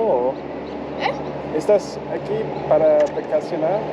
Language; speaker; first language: Spanish; non-native, learner; English